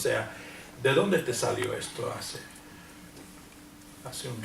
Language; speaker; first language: Spanish; non-native, fluent; English